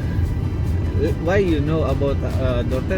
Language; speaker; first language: English; non-native, local second language; Filipino